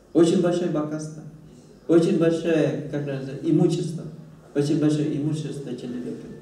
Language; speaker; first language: Russian; non-native, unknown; Thai